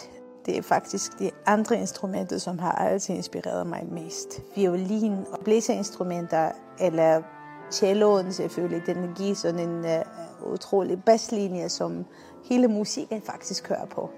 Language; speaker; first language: Danish; non-native, fluent; Armenian